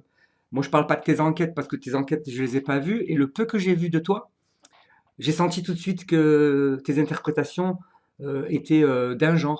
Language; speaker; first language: French; native; French